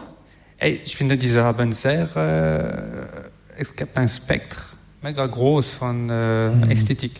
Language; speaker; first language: German; non-native, learner; French